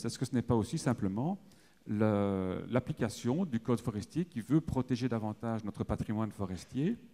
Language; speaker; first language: French; native; French